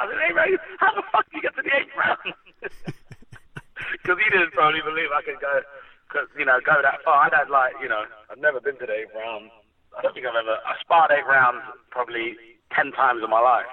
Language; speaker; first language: English; native; English